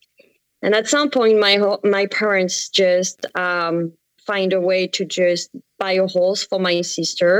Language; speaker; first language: English; non-native, fluent; French